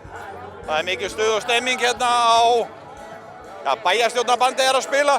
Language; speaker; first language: Icelandic; native; Icelandic